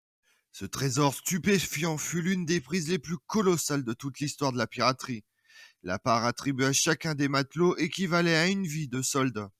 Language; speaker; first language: French; native; French